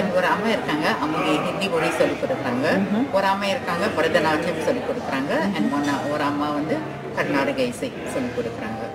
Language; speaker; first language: Tamil; early bilingual, heritage; Tamil